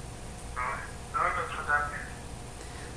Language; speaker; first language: French; native; French